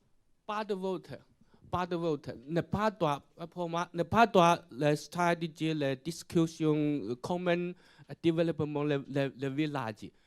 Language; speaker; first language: French; non-native, learner; Chinese